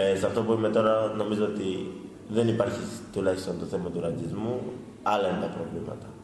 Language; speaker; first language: Greek; early bilingual, other home language; Swahili